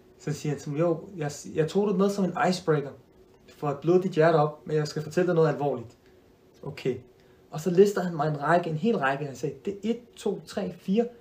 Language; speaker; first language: Danish; early bilingual, other home language; Arabic